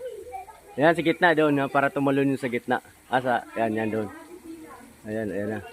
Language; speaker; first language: Filipino; native; Filipino